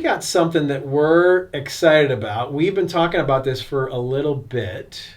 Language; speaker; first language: English; native; English